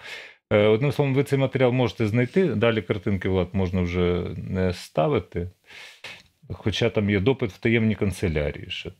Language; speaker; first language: Ukrainian; native; Ukrainian